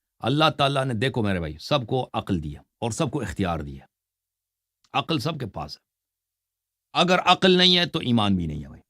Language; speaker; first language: Urdu; non-native, local second language; Saraiki